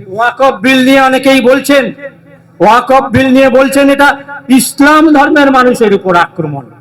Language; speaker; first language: Bangla; native; Bangla